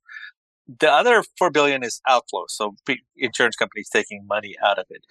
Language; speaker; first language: English; native; English